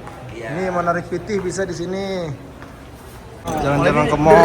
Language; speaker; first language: Indonesian; native; Indonesian